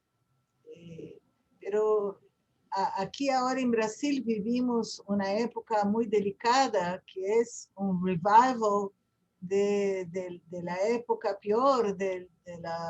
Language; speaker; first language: Spanish; non-native, fluent; Portuguese